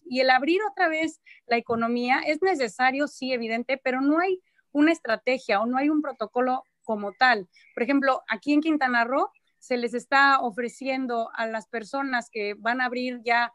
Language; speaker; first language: Spanish; native; Spanish